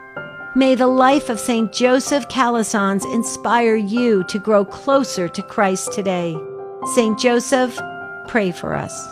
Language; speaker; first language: English; native; English